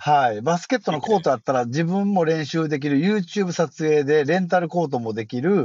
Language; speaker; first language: Japanese; native; Japanese